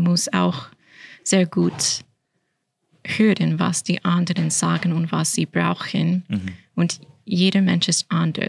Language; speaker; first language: German; non-native, fluent; English